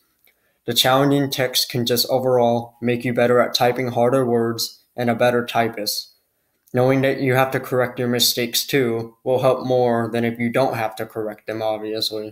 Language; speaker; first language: English; native; English